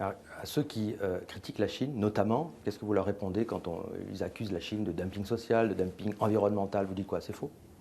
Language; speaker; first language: French; native; French